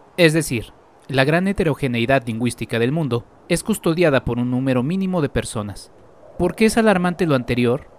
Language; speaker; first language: Spanish; native; Spanish